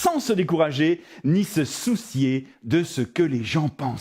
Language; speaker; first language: French; native; French